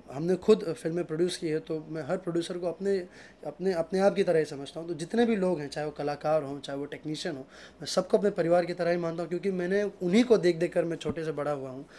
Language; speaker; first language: Hindi; native; Hindi